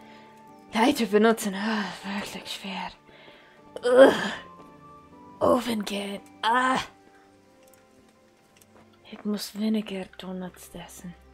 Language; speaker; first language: German; non-native, learner; Dutch